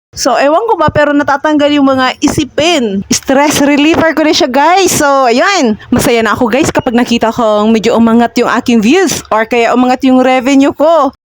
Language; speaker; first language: Filipino; non-native, local second language; Iloko